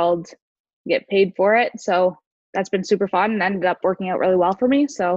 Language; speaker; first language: English; native; English